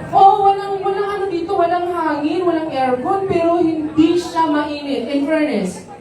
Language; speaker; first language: Filipino; native; Filipino